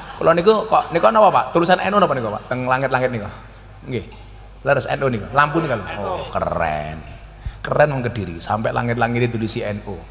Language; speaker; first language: Indonesian; native; Indonesian